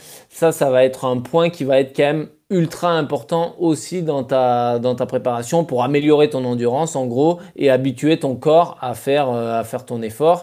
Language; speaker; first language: French; native; French